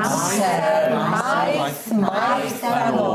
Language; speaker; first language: Welsh; non-native, learner; English